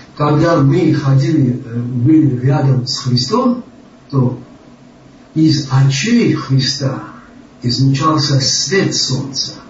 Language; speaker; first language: Russian; non-native, local second language; Georgian